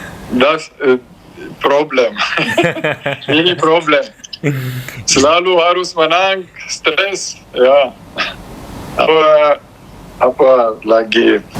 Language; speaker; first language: Indonesian; non-native, learner; Romanian